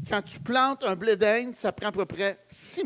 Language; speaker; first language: French; native; French